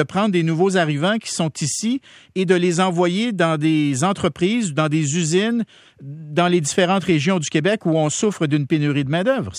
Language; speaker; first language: French; native; French